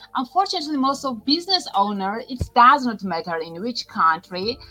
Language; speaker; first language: English; non-native, fluent; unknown